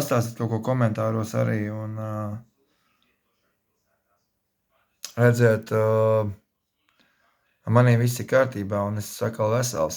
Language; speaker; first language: Latvian; native; Latvian